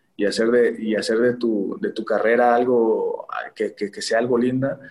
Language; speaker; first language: Spanish; native; Spanish